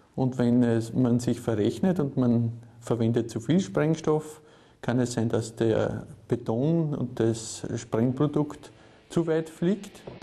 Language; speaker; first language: German; native; German